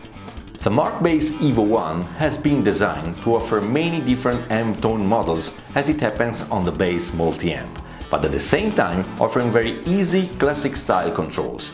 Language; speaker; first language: English; non-native, fluent; Italian